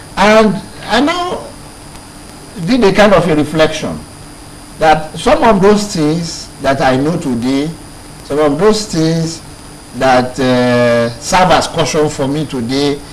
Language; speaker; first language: English; non-native, local second language; Yoruba